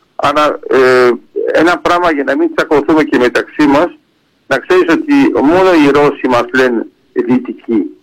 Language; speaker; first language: Greek; early bilingual, heritage; Greek